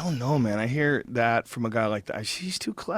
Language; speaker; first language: English; native; English